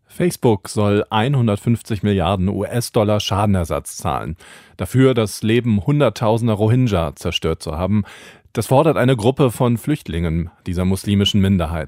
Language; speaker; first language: German; native; German